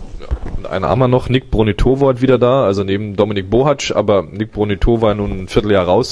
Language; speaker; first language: German; native; German